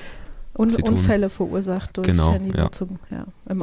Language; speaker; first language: German; native; German